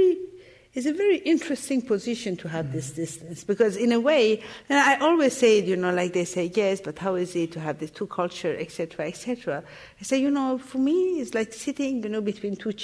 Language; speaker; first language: English; non-native, fluent; Persian